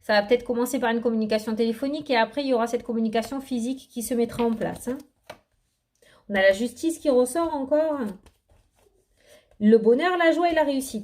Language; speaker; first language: French; native; French